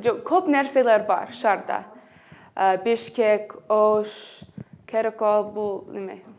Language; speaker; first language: Kyrgyz; non-native, learner; English